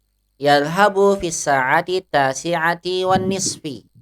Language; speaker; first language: Arabic; non-native, fluent; Indonesian